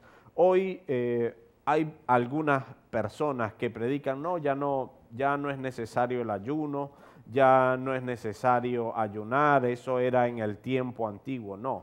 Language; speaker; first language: Spanish; native; Spanish